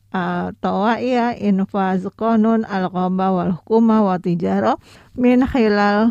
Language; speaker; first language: Arabic; non-native, fluent; Indonesian